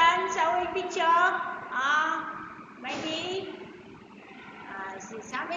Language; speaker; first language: English; non-native, learner; Vietnamese